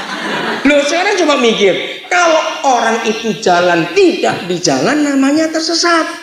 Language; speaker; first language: Indonesian; native; Indonesian